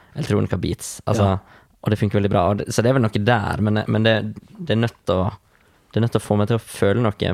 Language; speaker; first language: Norwegian; native; Norwegian